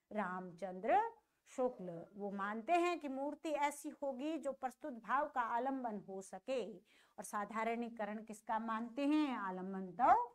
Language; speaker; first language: Hindi; native; Hindi